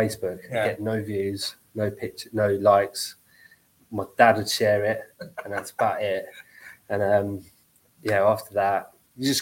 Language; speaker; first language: English; native; English